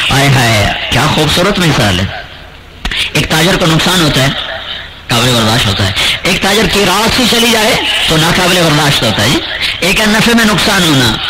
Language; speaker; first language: Urdu; non-native, local second language; Punjabi